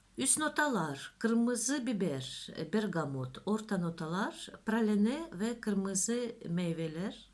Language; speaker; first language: Turkish; non-native, learner; Russian